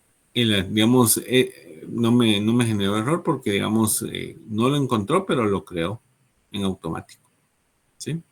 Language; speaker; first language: Spanish; native; Spanish